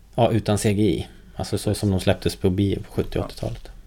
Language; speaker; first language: Swedish; native; Swedish